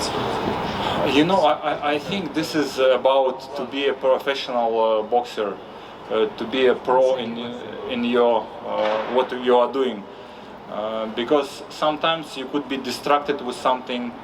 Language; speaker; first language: English; non-native, fluent; Russian